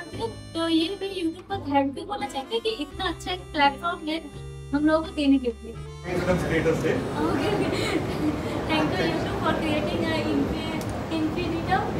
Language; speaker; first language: Hindi; non-native, local second language; Bangla